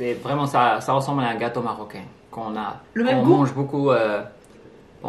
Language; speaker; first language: French; non-native, local second language; Arabic